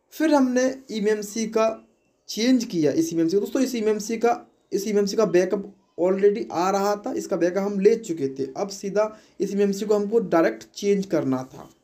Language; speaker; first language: Hindi; native; Hindi